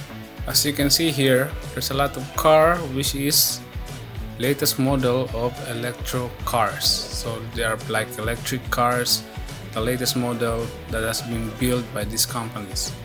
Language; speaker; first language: English; non-native, local second language; Filipino